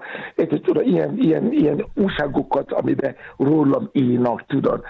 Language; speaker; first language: Hungarian; non-native, fluent; Yoruba